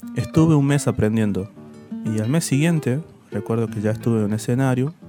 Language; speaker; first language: Spanish; native; Spanish